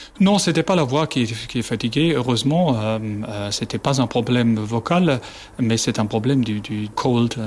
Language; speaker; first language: French; non-native, fluent; German